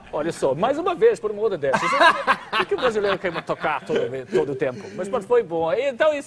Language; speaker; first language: Portuguese; non-native, fluent; English